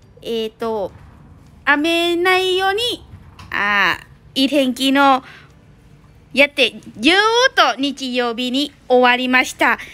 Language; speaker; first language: Japanese; non-native, learner; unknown